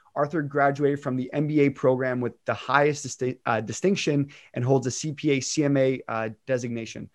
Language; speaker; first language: English; native; English